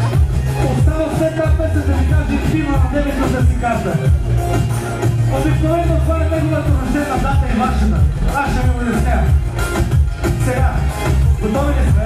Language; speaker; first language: Bulgarian; native; Bulgarian